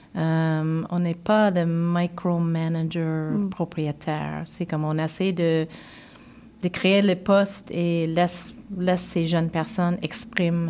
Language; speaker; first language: French; non-native, fluent; English